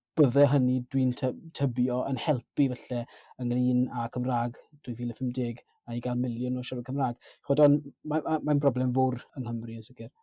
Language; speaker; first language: Welsh; native; Welsh